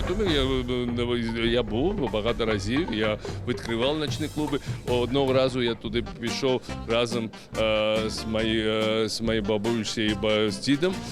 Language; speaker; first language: Ukrainian; non-native, learner; Georgian